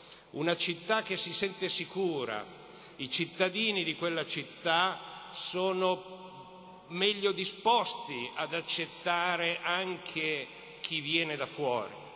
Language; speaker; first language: Italian; native; Italian